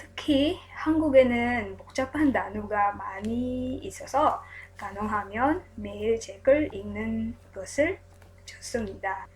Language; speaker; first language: Korean; non-native, learner; Filipino